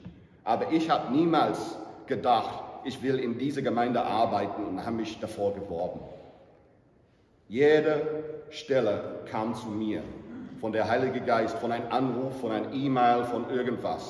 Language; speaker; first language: German; non-native, fluent; English